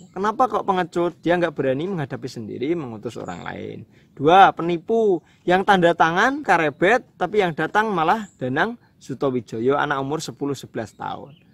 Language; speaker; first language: Indonesian; non-native, local second language; Javanese